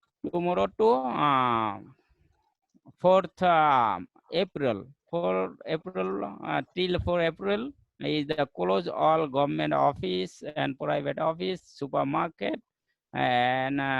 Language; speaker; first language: English; non-native, learner; Bangla